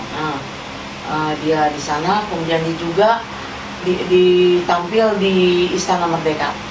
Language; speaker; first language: Indonesian; non-native, local second language; Sundanese